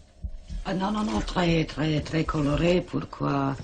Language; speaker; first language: French; non-native, learner; Romanian